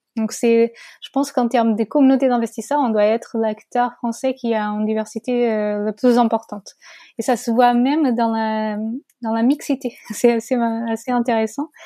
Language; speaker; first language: French; non-native, fluent; Portuguese